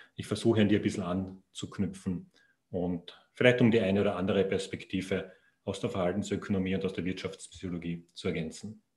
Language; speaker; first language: German; native; German